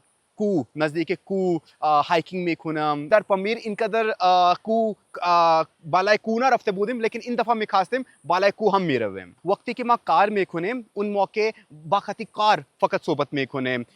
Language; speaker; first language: Persian; non-native, learner; Urdu